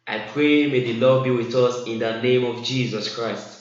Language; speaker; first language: English; non-native, local second language; Yoruba